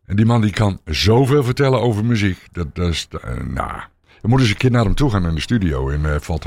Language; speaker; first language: Dutch; native; Dutch